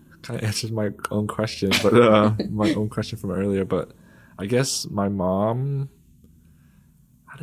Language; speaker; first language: English; early bilingual, other home language; Vietnamese